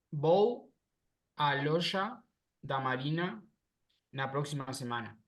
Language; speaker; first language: Portuguese; non-native, learner; Spanish